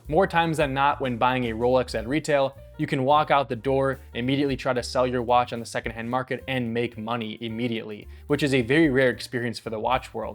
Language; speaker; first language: English; native; English